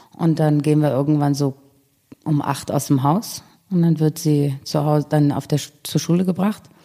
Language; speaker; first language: German; early bilingual, other home language; Persian